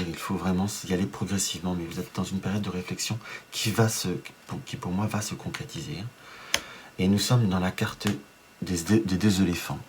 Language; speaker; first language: French; native; French